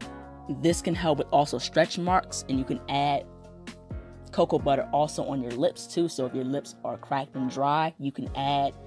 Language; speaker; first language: English; native; English